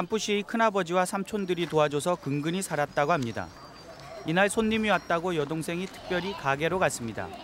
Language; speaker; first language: Korean; native; Korean